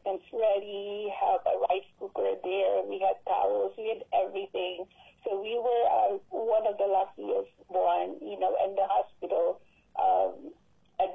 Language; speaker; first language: English; non-native, local second language; Filipino